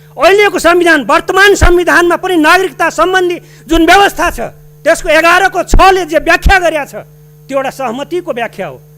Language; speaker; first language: Nepali; non-native, local second language; Maithili